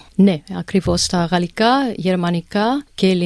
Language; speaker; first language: Greek; early bilingual, heritage; English